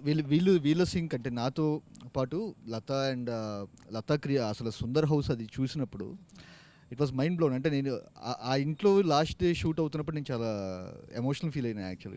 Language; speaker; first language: Telugu; native; Telugu